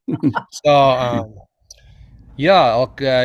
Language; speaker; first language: Swedish; non-native, learner; English